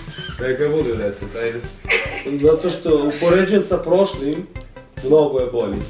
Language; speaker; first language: Bosnian; native; Bosnian